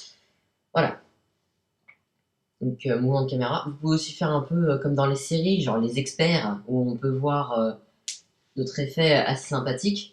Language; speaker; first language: French; native; French